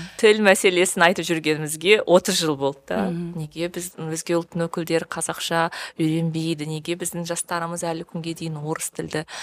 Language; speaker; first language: Kazakh; native; Kazakh